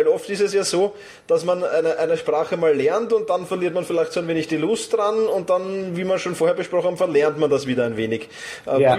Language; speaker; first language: German; native; German